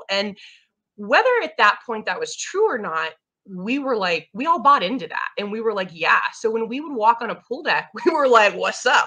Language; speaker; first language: English; native; English